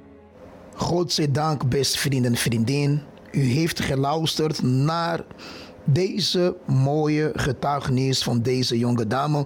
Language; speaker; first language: Dutch; non-native, fluent; Portuguese